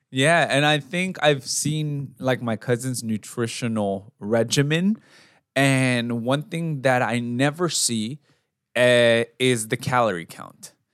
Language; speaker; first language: English; early bilingual, other home language; Spanish